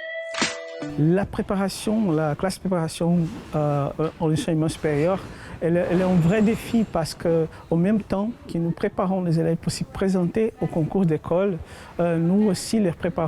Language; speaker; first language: French; native; French